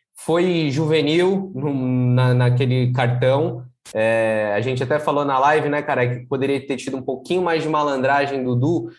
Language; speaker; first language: Portuguese; native; Portuguese